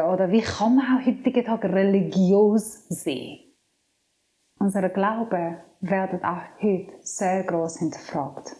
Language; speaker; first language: German; non-native, fluent; Persian